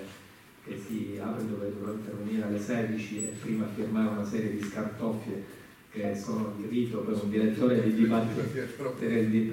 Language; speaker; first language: Italian; native; Italian